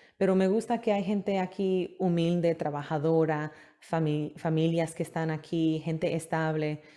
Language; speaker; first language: Spanish; early bilingual, heritage; Spanish